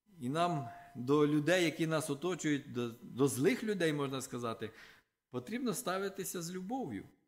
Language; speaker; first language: Ukrainian; non-native, local second language; Russian